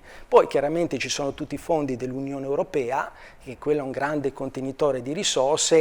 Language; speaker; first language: Italian; native; Italian